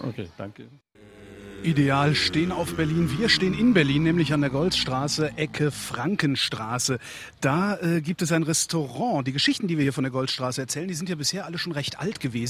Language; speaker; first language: German; native; German